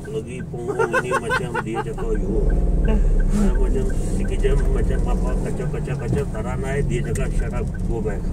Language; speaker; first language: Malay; non-native, learner; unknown